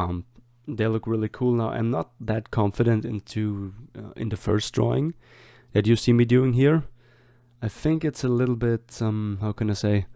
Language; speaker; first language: English; non-native, fluent; German